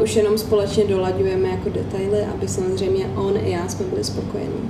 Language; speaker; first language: Czech; native; Czech